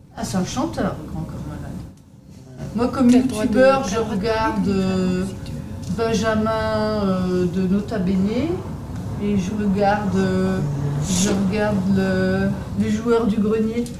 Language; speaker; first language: French; native; French